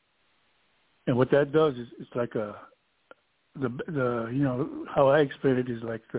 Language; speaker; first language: English; early bilingual, other home language; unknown